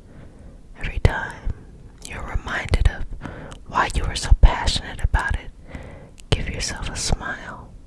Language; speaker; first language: English; native; English